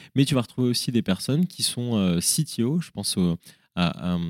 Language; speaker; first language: French; native; French